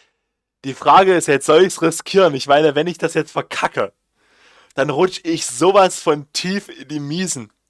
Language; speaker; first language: German; native; German